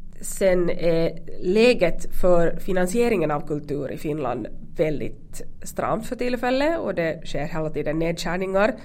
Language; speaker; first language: Swedish; native; Swedish